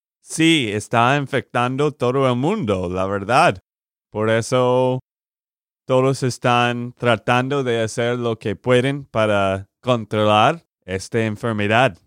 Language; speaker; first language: Spanish; non-native, learner; English